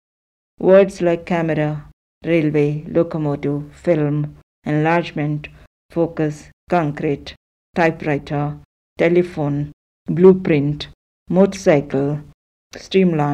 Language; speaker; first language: English; non-native, local second language; Telugu